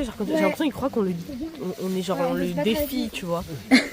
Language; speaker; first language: French; native; French